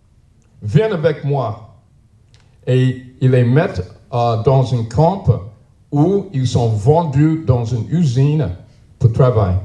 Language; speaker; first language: French; non-native, learner; English